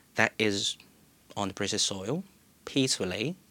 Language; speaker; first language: English; non-native, local second language; Cantonese